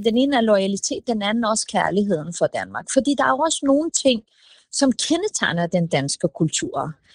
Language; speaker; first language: Danish; early bilingual, other home language; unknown